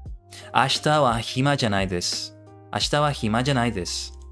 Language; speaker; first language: Japanese; non-native, learner; English